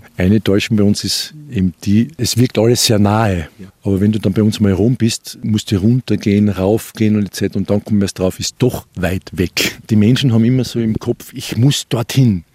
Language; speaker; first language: German; native; German